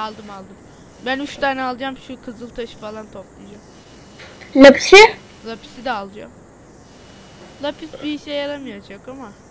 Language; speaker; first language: Turkish; native; Turkish